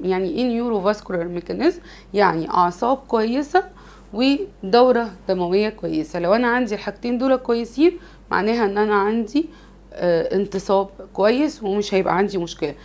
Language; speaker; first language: Arabic; native; Arabic